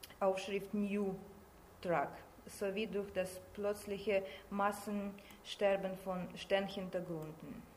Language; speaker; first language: German; non-native, learner; Russian